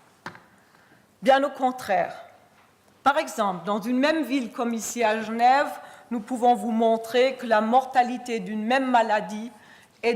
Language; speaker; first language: French; non-native, fluent; German